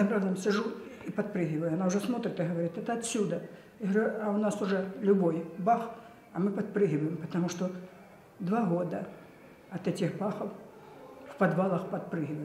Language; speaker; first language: Russian; native; Russian